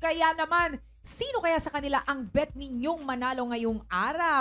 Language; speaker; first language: Filipino; native; Filipino